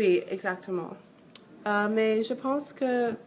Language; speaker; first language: French; non-native, learner; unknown